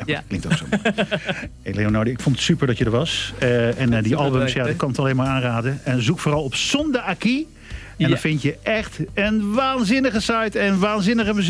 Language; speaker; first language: Dutch; native; Dutch